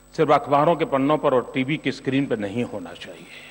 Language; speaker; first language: Hindi; non-native, local second language; Gujarati